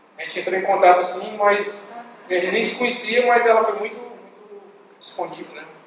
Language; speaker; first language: Portuguese; native; Portuguese